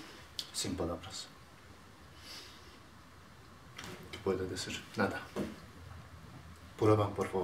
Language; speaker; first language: Spanish; non-native, learner; Turkish